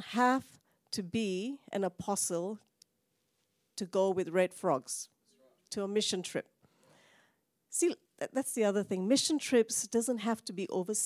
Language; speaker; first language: English; non-native, local second language; Tamil